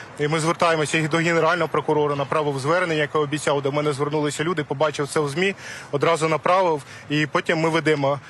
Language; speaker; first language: Ukrainian; native; Ukrainian